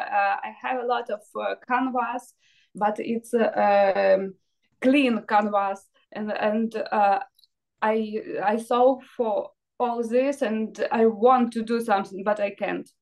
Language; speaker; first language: English; non-native, learner; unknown